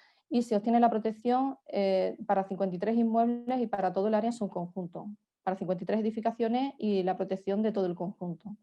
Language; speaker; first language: Spanish; native; Spanish